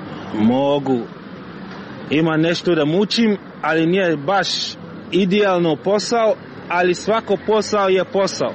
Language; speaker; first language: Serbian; non-native, learner; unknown